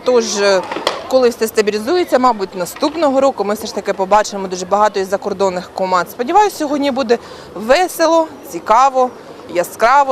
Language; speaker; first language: Ukrainian; native; Ukrainian